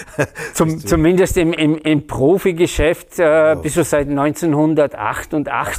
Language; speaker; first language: German; native; German